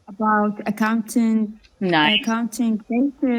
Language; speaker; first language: English; non-native, learner; Arabic